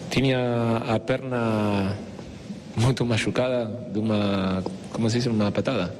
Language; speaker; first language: Portuguese; non-native, fluent; Spanish